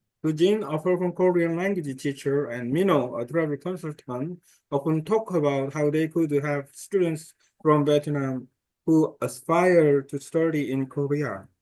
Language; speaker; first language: English; non-native, learner; Korean